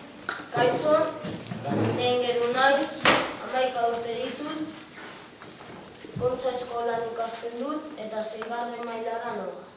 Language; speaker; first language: Basque; non-native, local second language; Spanish